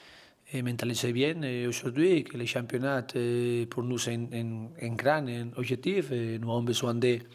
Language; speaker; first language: French; non-native, learner; Spanish